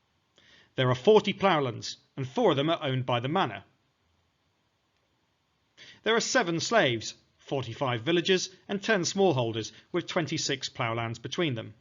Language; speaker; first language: English; native; English